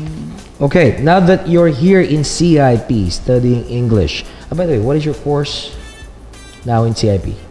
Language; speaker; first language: English; non-native, local second language; Filipino